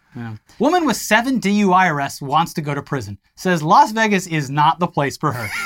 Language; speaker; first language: English; native; English